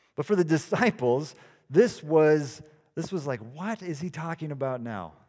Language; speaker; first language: English; early bilingual, other home language; Dutch